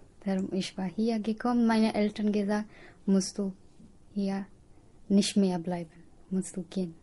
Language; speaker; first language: German; non-native, learner; Punjabi